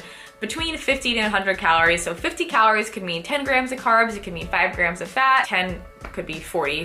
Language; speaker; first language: English; native; English